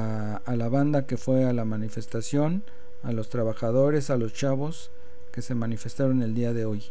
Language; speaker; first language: Spanish; native; Spanish